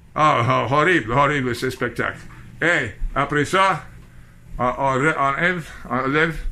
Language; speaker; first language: French; non-native, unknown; English